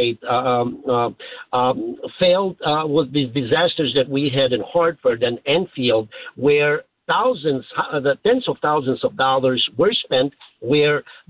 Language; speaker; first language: English; non-native, fluent; Albanian